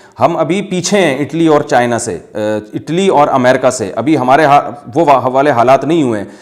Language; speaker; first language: Urdu; native; Urdu